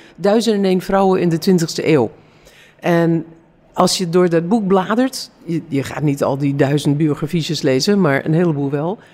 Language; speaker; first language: Dutch; non-native, fluent; English